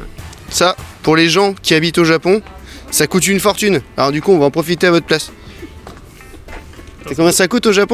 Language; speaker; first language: French; native; French